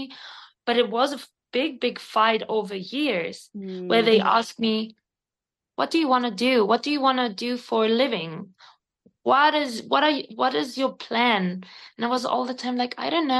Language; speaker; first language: English; non-native, fluent; Spanish